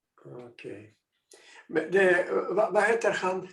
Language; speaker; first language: Swedish; non-native, fluent; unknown